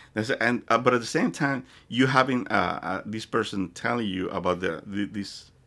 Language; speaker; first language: English; non-native, fluent; Spanish